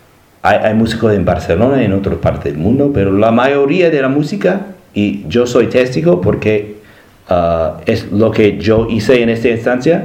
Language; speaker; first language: Spanish; non-native, learner; English